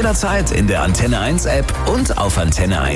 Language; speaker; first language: German; native; German